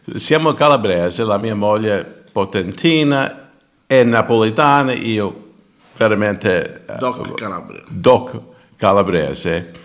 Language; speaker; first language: Italian; early bilingual, heritage; Italian